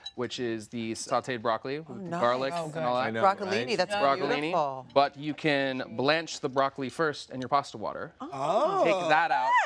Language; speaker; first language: English; native; English